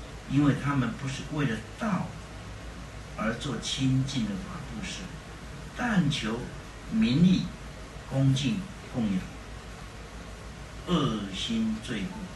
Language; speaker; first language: Chinese; native; Chinese